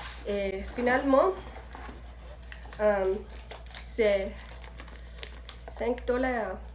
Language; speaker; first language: French; non-native, learner; English